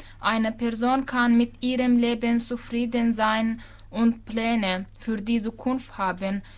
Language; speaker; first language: German; non-native, fluent; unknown